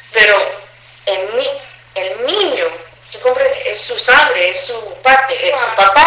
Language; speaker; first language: Spanish; early bilingual, heritage; English